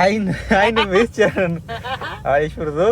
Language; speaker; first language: German; non-native, learner; Urdu